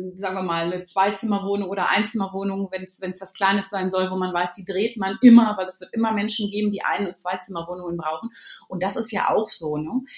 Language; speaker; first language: German; native; German